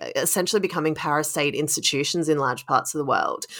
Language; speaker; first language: English; native; English